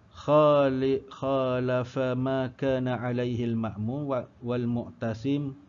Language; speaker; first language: Arabic; non-native, learner; Malay